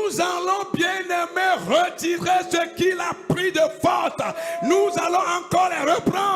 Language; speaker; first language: French; non-native, local second language; Ewe